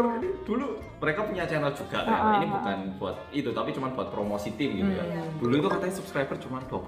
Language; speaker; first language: Indonesian; native; Indonesian